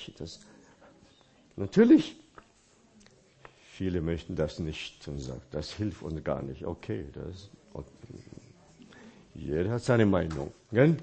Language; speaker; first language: German; non-native, fluent; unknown